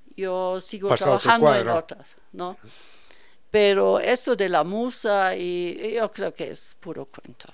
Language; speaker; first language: Spanish; non-native, fluent; German